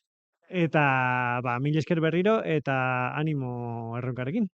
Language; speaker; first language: Basque; native; Basque